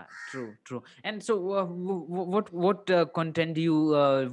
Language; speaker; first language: English; non-native, local second language; Hindi